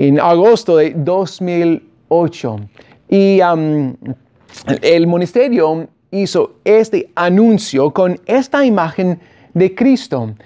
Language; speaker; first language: Spanish; non-native, fluent; English